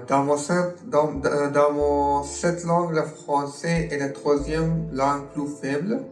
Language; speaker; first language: French; non-native, learner; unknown